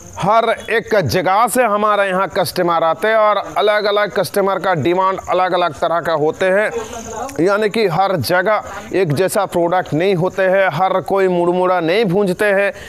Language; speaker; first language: Hindi; non-native, local second language; Bangla